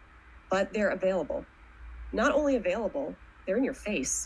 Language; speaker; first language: English; native; English